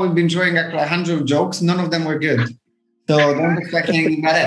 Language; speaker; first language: English; non-native, fluent; Italian